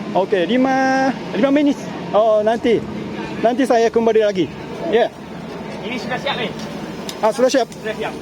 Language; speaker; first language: Malay; non-native, learner; Japanese